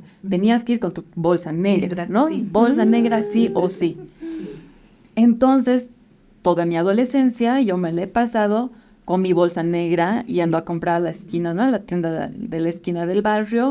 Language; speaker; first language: Spanish; native; Spanish